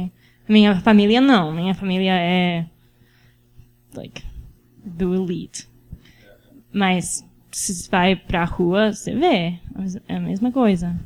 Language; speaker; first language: Portuguese; non-native, fluent; Spanish